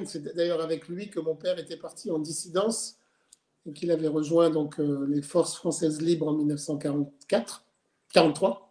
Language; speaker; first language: French; native; French